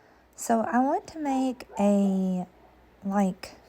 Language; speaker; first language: English; native; English